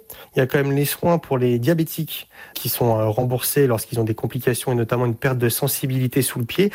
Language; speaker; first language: French; native; French